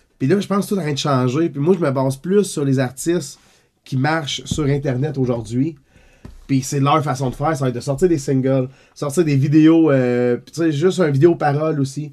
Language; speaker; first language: French; native; French